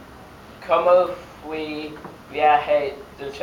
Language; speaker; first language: Spanish; non-native, learner; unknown